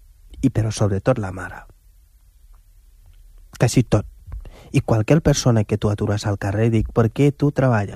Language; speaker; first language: Catalan; non-native, fluent; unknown